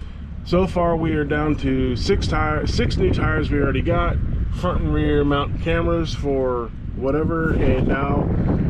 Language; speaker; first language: English; native; English